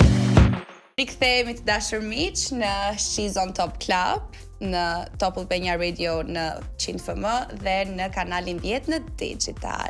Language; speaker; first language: Albanian; native; Albanian